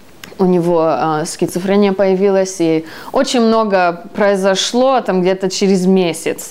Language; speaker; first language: Russian; early bilingual, heritage; Russian